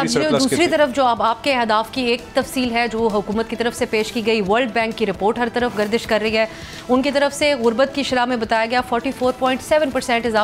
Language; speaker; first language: Urdu; native; Urdu